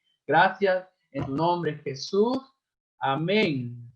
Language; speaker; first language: Spanish; native; Spanish